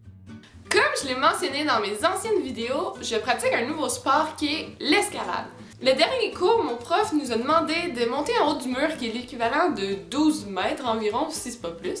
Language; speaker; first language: French; native; French